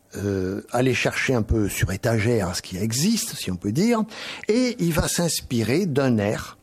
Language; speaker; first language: French; native; French